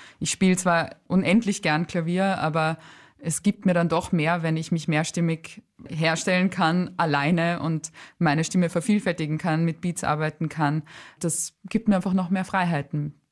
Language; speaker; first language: German; non-native, local second language; Croatian